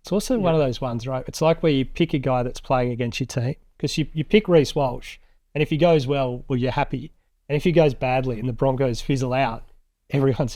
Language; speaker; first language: English; native; English